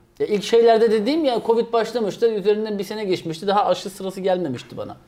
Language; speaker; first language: Turkish; native; Turkish